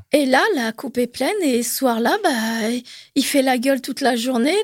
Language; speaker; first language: French; native; French